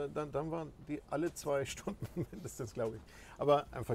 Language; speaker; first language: German; non-native, fluent; Swedish